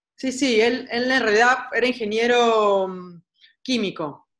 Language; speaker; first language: Spanish; early bilingual, heritage; Spanish